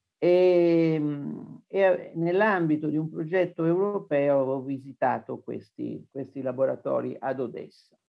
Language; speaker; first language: Italian; native; Italian